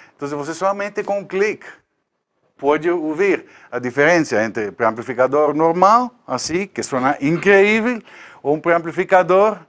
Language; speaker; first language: Portuguese; non-native, learner; Spanish